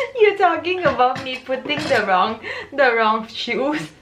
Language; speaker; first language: English; non-native, fluent; Thai